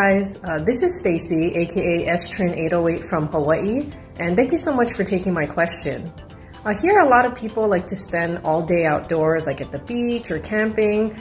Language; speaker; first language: English; native; English